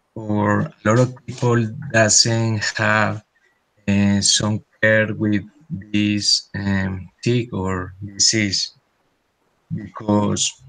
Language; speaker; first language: English; non-native, learner; Spanish